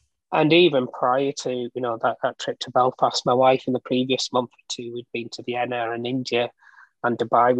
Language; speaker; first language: English; native; English